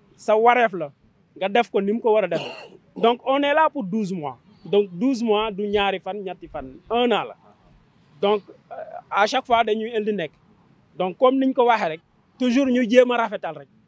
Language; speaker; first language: Wolof; non-native, local second language; Serer